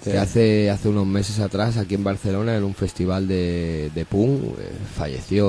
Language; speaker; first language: Spanish; native; Spanish